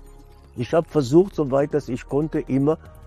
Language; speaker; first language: German; non-native, fluent; Hebrew